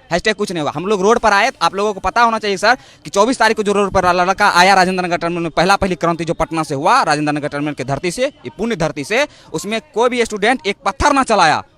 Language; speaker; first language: Hindi; native; Hindi